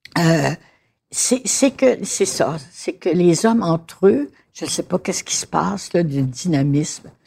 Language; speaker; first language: French; native; French